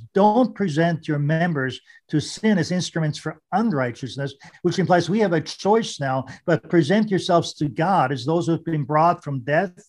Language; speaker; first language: English; non-native, fluent; German